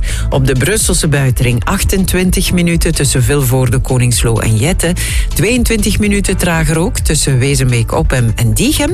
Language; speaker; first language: Dutch; native; Dutch